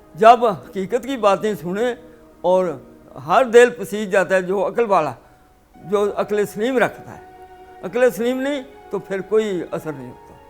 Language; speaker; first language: Urdu; non-native, local second language; Punjabi